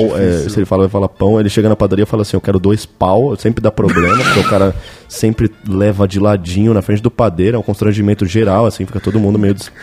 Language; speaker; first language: Portuguese; native; Portuguese